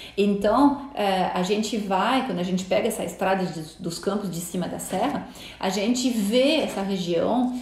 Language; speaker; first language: Portuguese; non-native, fluent; French